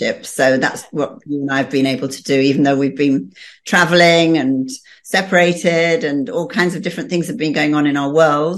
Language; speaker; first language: English; native; English